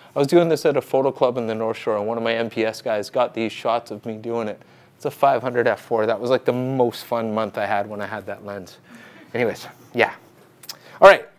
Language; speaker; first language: English; native; English